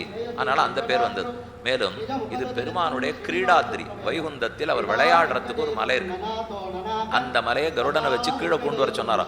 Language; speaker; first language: Tamil; native; Tamil